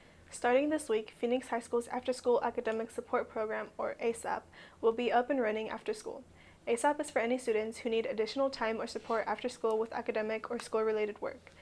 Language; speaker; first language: English; native; English